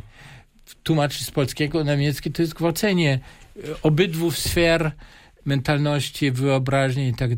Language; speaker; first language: Polish; non-native, fluent; German